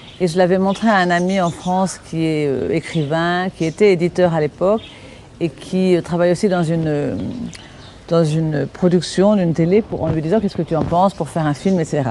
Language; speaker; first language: French; native; French